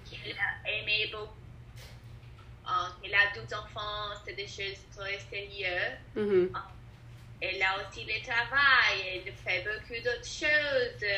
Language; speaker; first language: French; non-native, learner; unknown